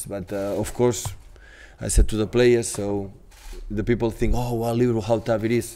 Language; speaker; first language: English; non-native, fluent; Catalan